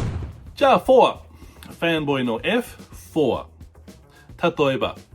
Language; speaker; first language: Japanese; non-native, fluent; English